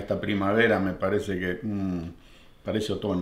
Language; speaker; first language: Spanish; native; Spanish